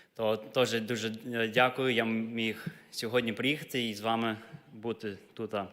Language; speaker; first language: Ukrainian; early bilingual, heritage; Ukrainian